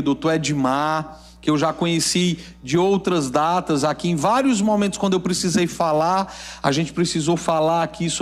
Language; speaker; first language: Portuguese; native; Portuguese